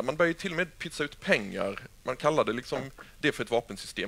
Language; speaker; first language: Swedish; native; Swedish